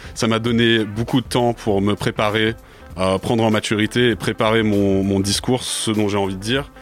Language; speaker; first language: French; early bilingual, other home language; English